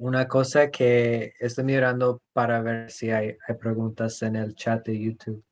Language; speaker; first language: Spanish; non-native, fluent; English